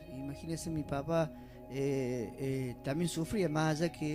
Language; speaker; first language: Spanish; native; Spanish